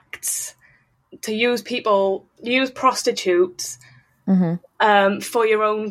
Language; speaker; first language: English; native; English